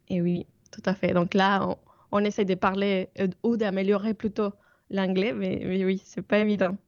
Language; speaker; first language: French; non-native, fluent; Spanish